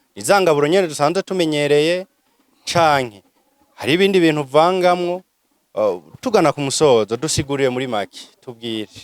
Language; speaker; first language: Rundi; native; Rundi